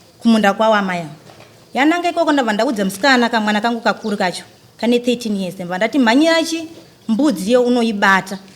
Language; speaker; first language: Shona; native; Shona